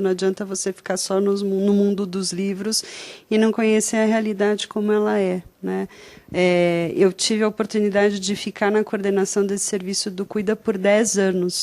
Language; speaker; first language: Portuguese; native; Portuguese